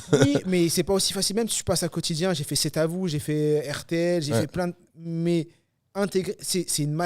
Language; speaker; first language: French; native; French